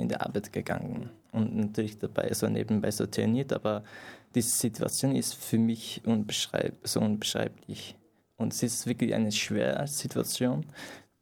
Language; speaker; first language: German; non-native, fluent; Persian